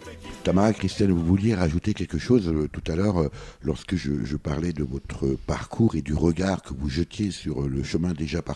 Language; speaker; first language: French; native; French